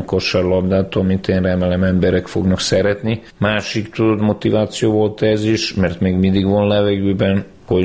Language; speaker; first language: Hungarian; non-native, fluent; Serbian